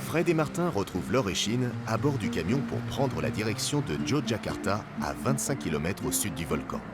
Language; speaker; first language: French; native; French